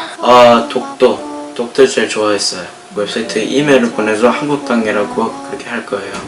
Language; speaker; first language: Korean; early bilingual, heritage; English